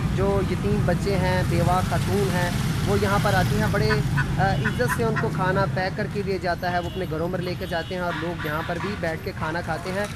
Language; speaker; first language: Urdu; non-native, local second language; Punjabi